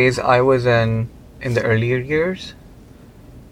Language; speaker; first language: English; non-native, local second language; Urdu